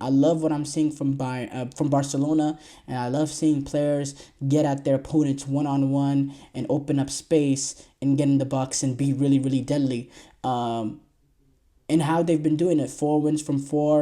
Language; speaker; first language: English; native; English